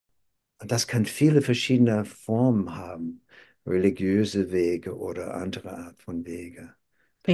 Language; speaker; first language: German; non-native, fluent; English